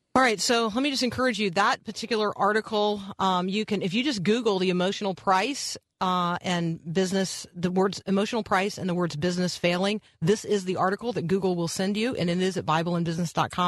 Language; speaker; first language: English; native; English